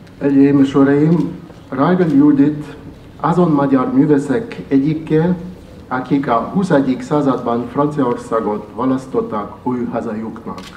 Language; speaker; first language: Hungarian; non-native, fluent; French